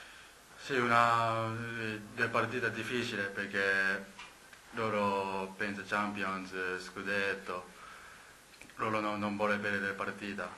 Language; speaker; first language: Italian; non-native, learner; Japanese